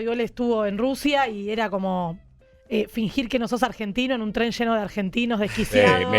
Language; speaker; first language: Spanish; native; Spanish